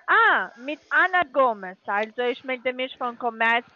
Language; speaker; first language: German; non-native, learner; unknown